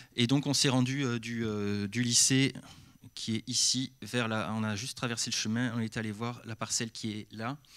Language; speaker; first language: French; native; French